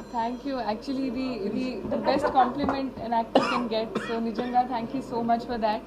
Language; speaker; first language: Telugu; non-native, local second language; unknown